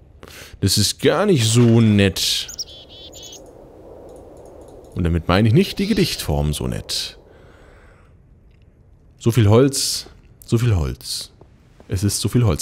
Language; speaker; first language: German; native; German